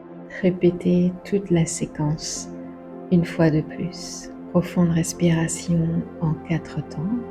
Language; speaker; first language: French; native; French